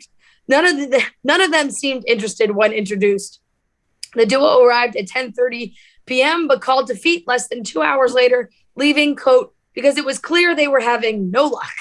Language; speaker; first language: English; native; English